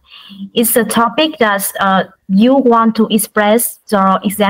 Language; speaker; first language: English; non-native, learner; Vietnamese